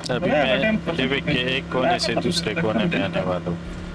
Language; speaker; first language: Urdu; non-native, local second language; Pashto